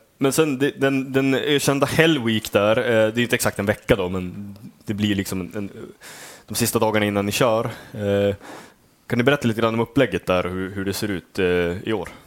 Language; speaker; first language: Swedish; native; Swedish